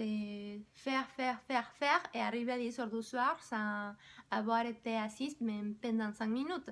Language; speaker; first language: French; non-native, fluent; Spanish